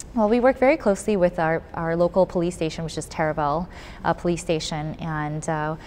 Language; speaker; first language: English; native; English